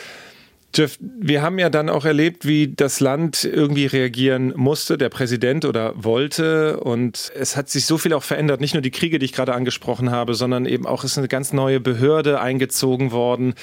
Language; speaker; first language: German; native; German